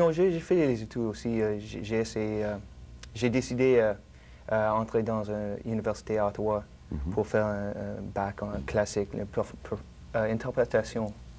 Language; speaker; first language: French; non-native, local second language; English